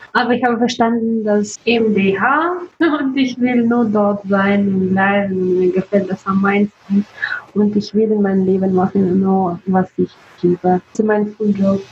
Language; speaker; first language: German; non-native, learner; Russian